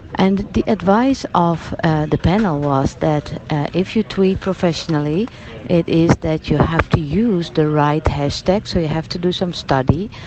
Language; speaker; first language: English; non-native, fluent; Dutch